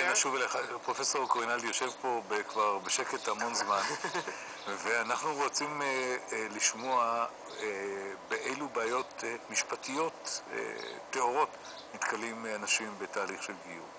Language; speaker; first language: Hebrew; native; Hebrew